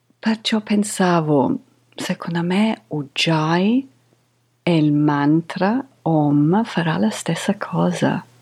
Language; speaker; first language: Italian; non-native, fluent; English